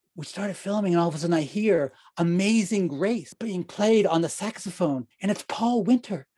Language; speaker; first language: English; native; English